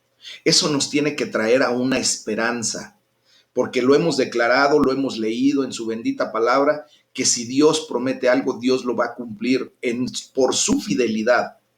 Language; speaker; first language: Spanish; native; Spanish